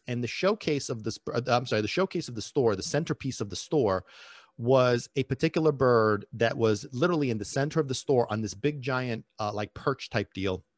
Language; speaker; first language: English; early bilingual, other home language; Italian